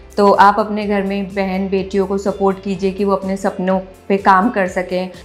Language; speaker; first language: Hindi; native; Hindi